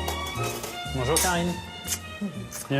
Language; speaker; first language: French; native; French